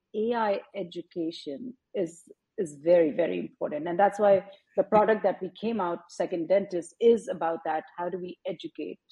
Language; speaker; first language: English; non-native, local second language; Hindi